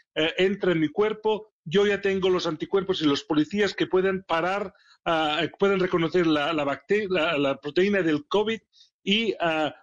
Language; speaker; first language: Spanish; native; Spanish